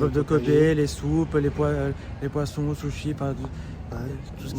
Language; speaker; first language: French; native; French